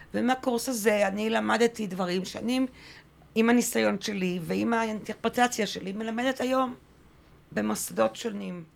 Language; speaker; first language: Hebrew; early bilingual, other home language; French